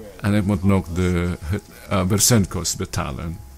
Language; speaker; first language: Dutch; non-native, learner; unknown